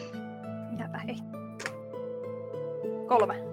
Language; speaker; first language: Finnish; native; Finnish